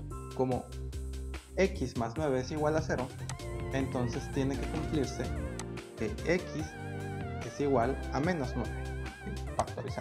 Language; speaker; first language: Spanish; native; Spanish